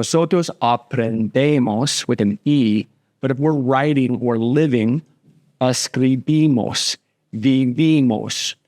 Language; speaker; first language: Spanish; non-native, fluent; English